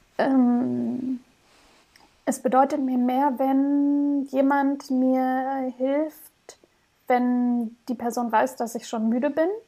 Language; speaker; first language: German; early bilingual, heritage; German